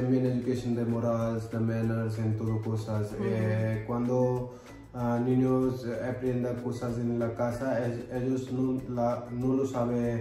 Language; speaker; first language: Spanish; non-native, learner; Hindi